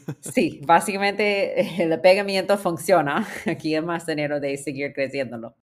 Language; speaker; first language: Spanish; non-native, fluent; English